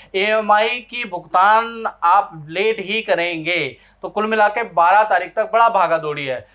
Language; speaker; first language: Hindi; native; Hindi